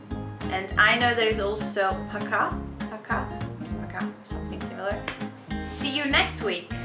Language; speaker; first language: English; non-native, fluent; Italian